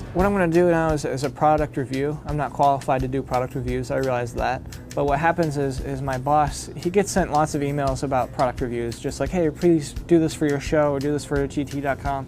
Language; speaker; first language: English; native; English